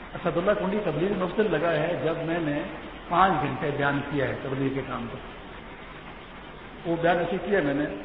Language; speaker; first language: Urdu; non-native, local second language; Pashto